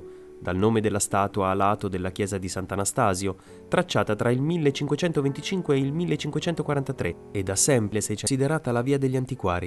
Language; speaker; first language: Italian; native; Italian